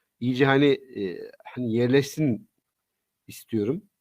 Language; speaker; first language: Turkish; native; Turkish